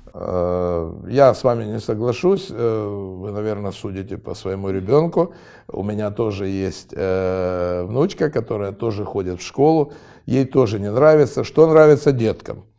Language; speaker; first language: Russian; native; Russian